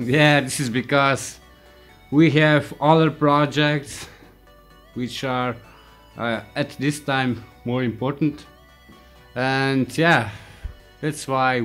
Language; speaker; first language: English; non-native, learner; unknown